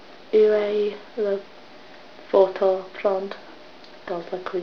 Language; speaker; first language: French; non-native, learner; English